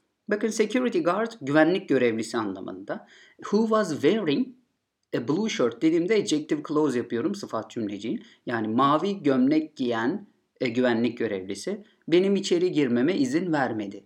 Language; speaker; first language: Turkish; native; Turkish